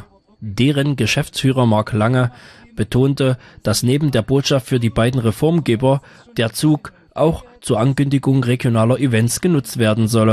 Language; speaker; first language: German; native; German